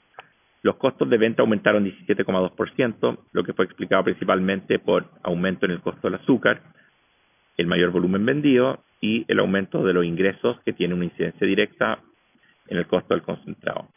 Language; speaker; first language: Spanish; native; Spanish